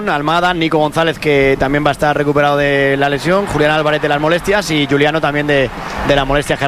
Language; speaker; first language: Spanish; native; Spanish